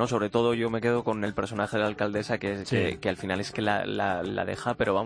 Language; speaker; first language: Spanish; native; Spanish